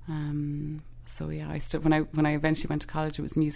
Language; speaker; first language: English; native; English